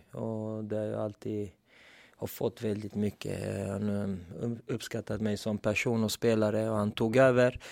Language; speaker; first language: Swedish; early bilingual, other home language; Turkish